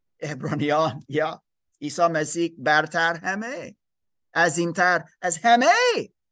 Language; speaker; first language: Persian; non-native, learner; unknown